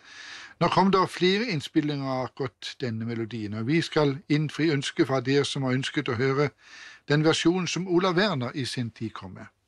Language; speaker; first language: Norwegian; native; Norwegian